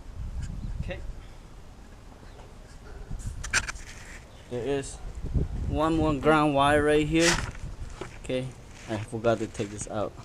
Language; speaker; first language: English; non-native, fluent; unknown